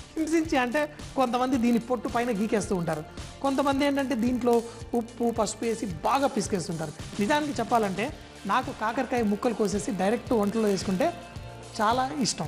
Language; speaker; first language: Telugu; native; Telugu